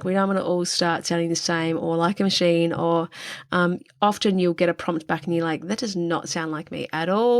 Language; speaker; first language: English; native; English